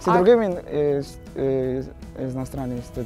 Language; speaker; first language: Russian; non-native, learner; Portuguese